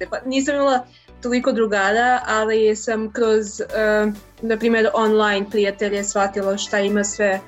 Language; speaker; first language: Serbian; early bilingual, heritage; English